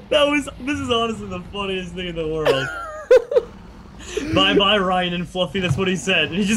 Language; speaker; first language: English; native; English